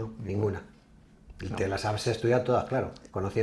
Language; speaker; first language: Spanish; native; Spanish